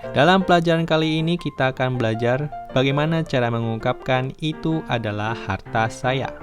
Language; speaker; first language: Indonesian; native; Indonesian